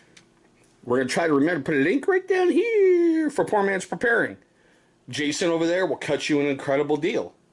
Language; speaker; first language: English; native; English